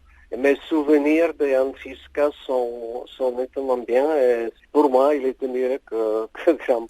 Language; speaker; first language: French; non-native, fluent; Czech